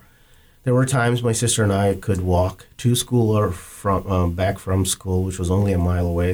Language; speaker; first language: English; non-native, local second language; Kannada